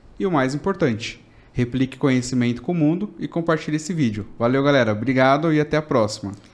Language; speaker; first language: Portuguese; native; Portuguese